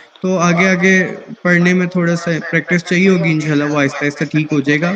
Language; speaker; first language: Urdu; native; Urdu